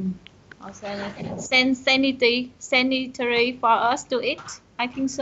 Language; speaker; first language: English; non-native, learner; Vietnamese